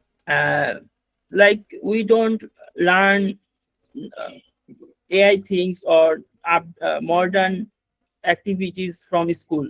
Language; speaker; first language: English; non-native, learner; Bangla